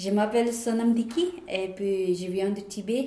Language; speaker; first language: French; non-native, learner; Tibetan